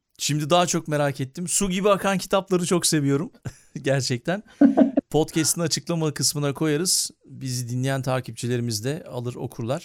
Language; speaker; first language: Turkish; native; Turkish